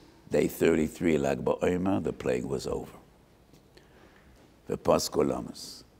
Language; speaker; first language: English; native; English